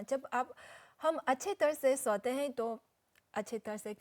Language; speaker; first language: Hindi; non-native, fluent; Chinese